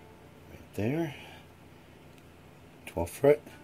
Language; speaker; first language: English; native; English